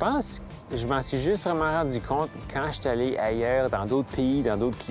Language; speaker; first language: French; native; French